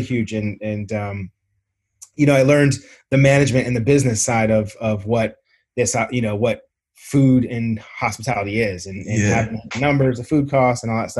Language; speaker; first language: English; native; English